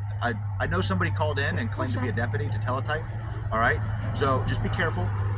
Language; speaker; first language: English; native; English